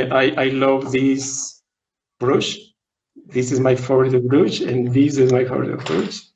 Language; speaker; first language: English; non-native, learner; Spanish